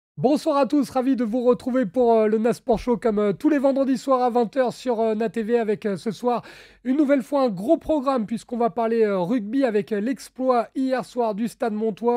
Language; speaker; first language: French; native; French